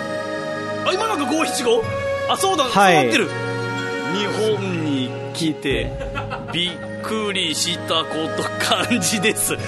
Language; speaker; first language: Japanese; native; Japanese